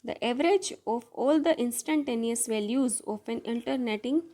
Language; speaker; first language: English; non-native, local second language; Gujarati